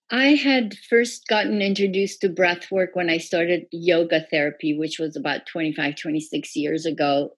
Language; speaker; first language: English; early bilingual, other home language; Persian